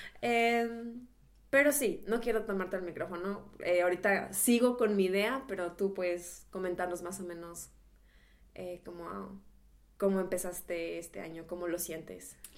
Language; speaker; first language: Spanish; native; Spanish